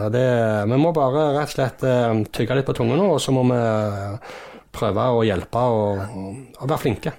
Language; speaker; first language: Norwegian; native; Norwegian